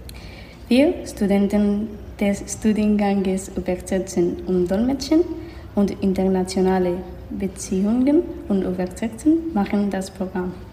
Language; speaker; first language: German; non-native, learner; Spanish